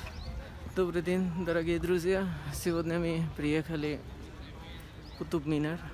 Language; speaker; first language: Russian; non-native, learner; Bangla